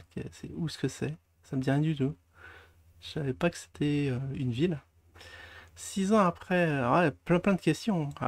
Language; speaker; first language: French; native; French